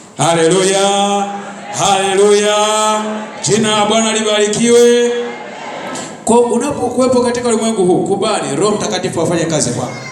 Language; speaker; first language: Swahili; non-native, local second language; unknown